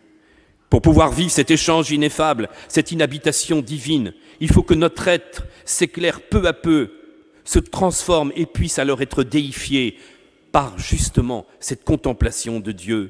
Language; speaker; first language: French; native; French